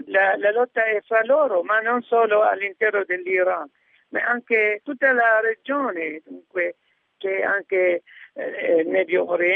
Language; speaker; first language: Italian; non-native, fluent; Arabic